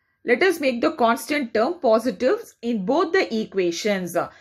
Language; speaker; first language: English; non-native, local second language; Tamil